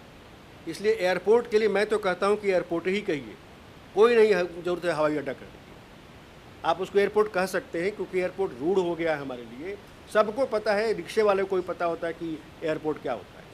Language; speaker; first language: Hindi; native; Hindi